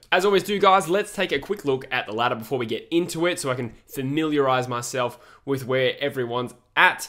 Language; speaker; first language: English; native; English